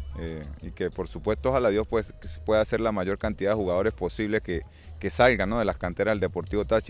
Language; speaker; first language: Spanish; native; Spanish